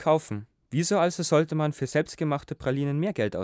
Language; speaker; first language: German; native; German